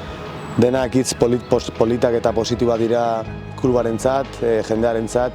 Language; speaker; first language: Basque; non-native, local second language; Spanish